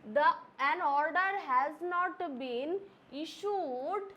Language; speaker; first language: English; non-native, local second language; Bangla